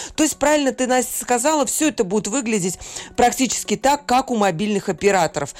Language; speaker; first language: Russian; native; Russian